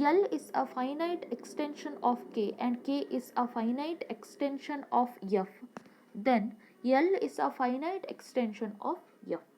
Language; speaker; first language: English; non-native, local second language; Kannada